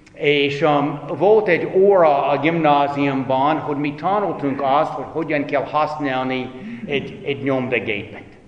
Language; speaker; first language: Hungarian; non-native, fluent; English